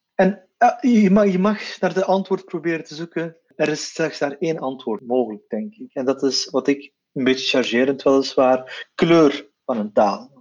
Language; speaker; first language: Dutch; non-native, local second language; Turkish